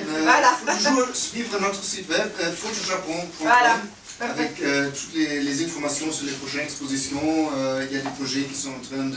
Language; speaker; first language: French; non-native, fluent; German